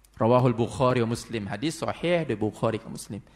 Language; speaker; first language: Thai; non-native, local second language; Pattani Malay